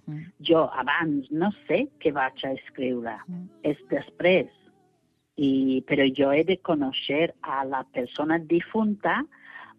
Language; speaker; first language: Catalan; non-native, fluent; English